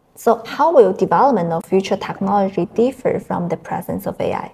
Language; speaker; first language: English; non-native, fluent; Chinese